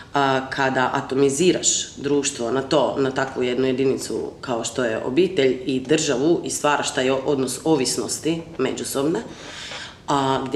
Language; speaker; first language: Croatian; native; Croatian